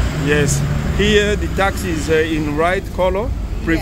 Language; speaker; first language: English; non-native, learner; Lingala